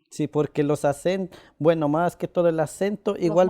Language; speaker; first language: Spanish; non-native, local second language; Quechua